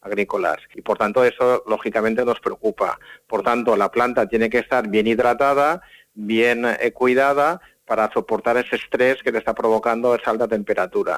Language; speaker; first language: Spanish; native; Spanish